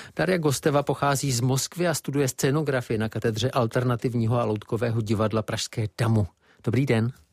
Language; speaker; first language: Czech; native; Czech